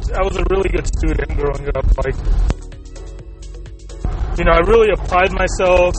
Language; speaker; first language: English; early bilingual, other home language; Spanish